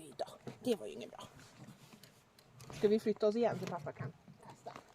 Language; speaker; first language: Swedish; native; Swedish